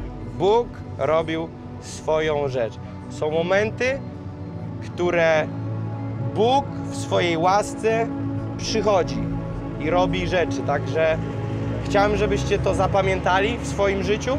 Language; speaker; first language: Polish; native; Polish